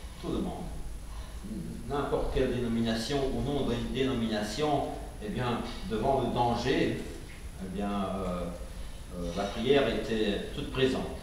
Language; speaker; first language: French; non-native, fluent; Ukrainian